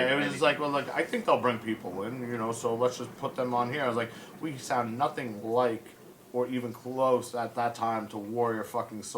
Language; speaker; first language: English; native; English